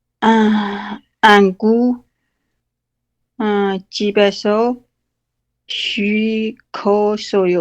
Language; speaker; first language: Korean; non-native, learner; Chinese